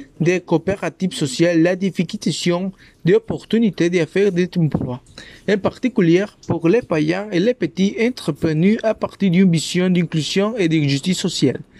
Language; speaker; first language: French; non-native, learner; Spanish